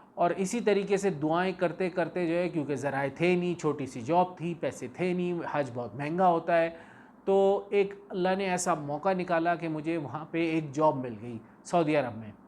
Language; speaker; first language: Urdu; native; Urdu